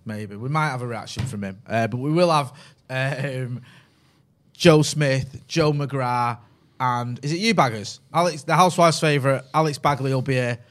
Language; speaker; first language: English; native; English